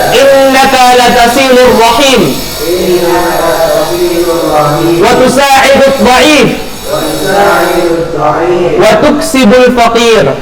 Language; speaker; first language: Arabic; non-native, fluent; Indonesian